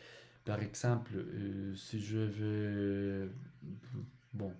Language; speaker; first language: French; non-native, learner; Spanish